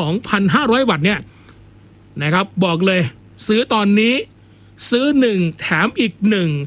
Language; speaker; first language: Thai; non-native, local second language; Northeastern Thai